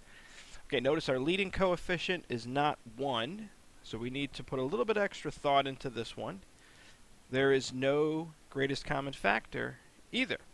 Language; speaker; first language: English; native; English